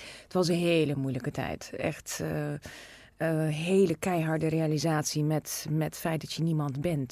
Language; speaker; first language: Dutch; non-native, fluent; Russian